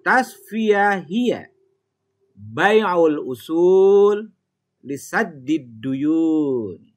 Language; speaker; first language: Arabic; non-native, learner; Indonesian